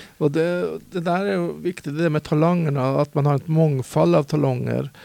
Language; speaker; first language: Swedish; native; Swedish